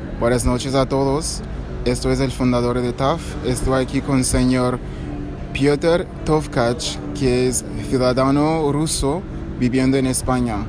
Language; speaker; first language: Spanish; non-native, fluent; English